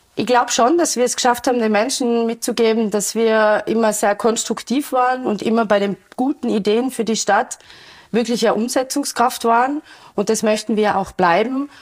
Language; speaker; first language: German; native; German